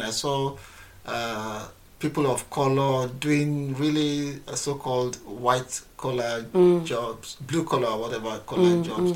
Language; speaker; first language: English; non-native, local second language; Yoruba